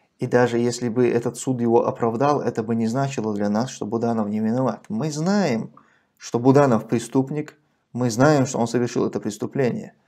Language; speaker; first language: Russian; non-native, local second language; Chechen